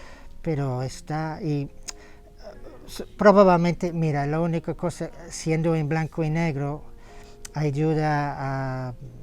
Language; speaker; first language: Spanish; non-native, fluent; English